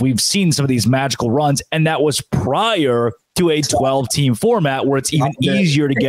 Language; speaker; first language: English; native; English